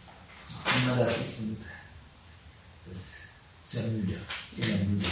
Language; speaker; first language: German; non-native, learner; Sinhala